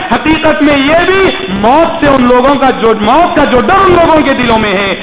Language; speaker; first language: Urdu; native; Urdu